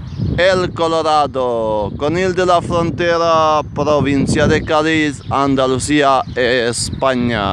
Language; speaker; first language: Spanish; non-native, fluent; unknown